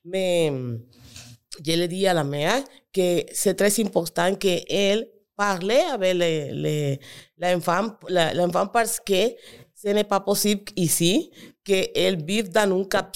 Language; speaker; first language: French; non-native, learner; Spanish